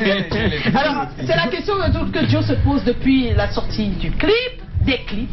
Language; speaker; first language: French; native; French